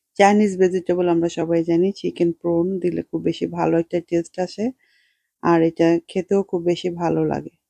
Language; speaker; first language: Bangla; native; Bangla